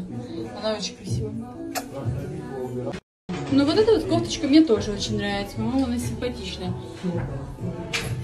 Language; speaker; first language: Russian; native; Russian